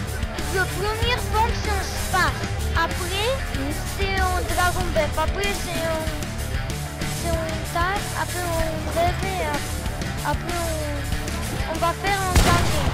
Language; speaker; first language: French; non-native, learner; English